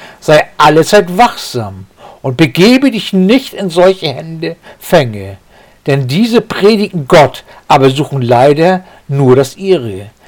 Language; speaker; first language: German; native; German